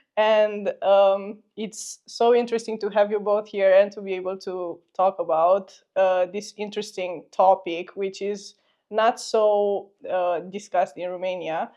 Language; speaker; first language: English; non-native, fluent; Romanian